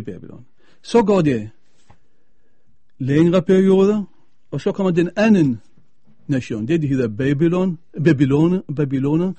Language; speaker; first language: Danish; non-native, fluent; Arabic